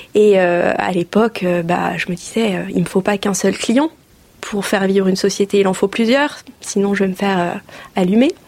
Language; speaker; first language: French; native; French